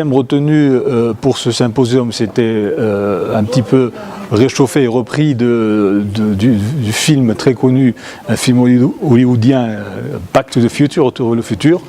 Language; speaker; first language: French; non-native, local second language; Arabic